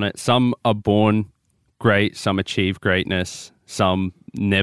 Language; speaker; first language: English; native; English